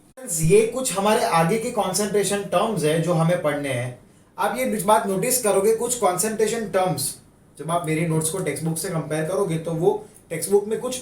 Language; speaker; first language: Hindi; non-native, local second language; Gujarati